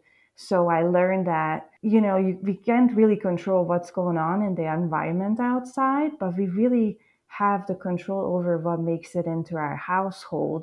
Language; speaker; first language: English; non-native, fluent; Hungarian